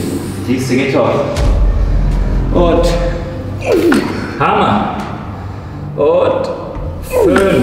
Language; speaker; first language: German; native; German